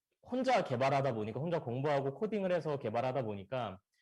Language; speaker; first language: Korean; native; Korean